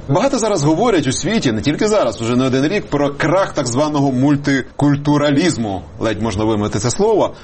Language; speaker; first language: Ukrainian; native; Ukrainian